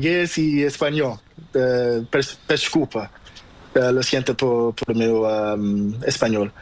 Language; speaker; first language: Spanish; non-native, learner; Portuguese